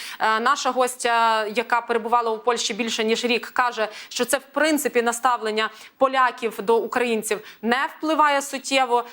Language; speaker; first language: Ukrainian; native; Ukrainian